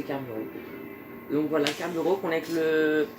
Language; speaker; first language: French; native; French